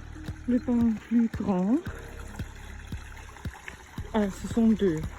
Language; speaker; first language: French; non-native, learner; German